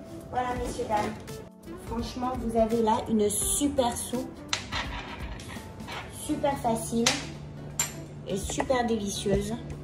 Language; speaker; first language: French; native; French